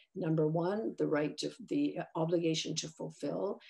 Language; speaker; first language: English; native; English